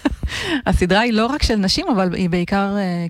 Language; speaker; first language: Hebrew; native; Hebrew